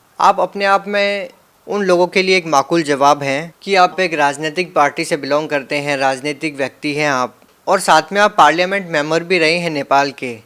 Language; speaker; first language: Hindi; native; Hindi